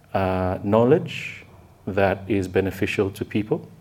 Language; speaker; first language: English; non-native, fluent; Indonesian